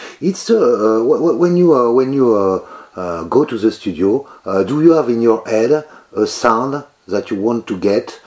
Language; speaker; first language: English; non-native, learner; French